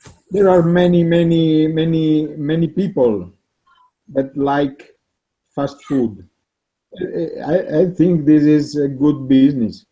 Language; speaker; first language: English; non-native, learner; Italian